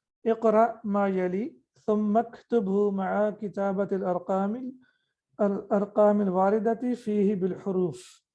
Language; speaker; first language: Arabic; non-native, fluent; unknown